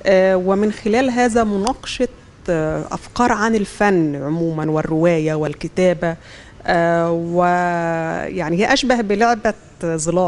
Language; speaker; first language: Arabic; native; Arabic